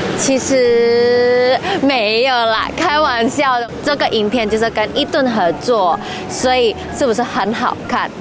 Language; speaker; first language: Chinese; non-native, fluent; Indonesian